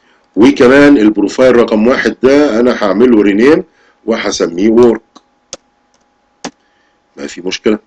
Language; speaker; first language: Arabic; native; Arabic